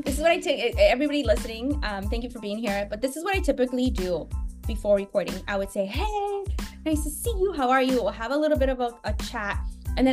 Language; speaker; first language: English; native; English